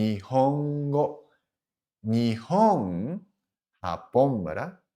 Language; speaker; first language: Spanish; non-native, fluent; Japanese